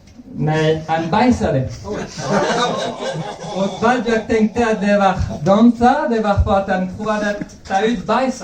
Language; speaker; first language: Swedish; non-native, fluent; French